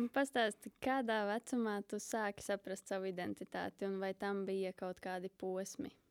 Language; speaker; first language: Latvian; native; Latvian